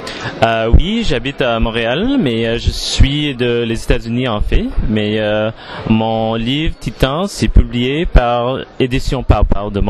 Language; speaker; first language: French; non-native, learner; English